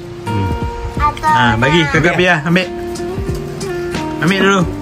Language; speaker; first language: Malay; native; Malay